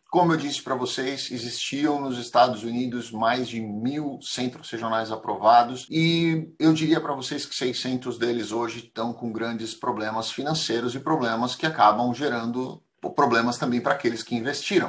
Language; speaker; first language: Portuguese; native; Portuguese